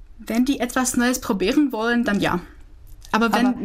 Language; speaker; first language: German; non-native, fluent; Czech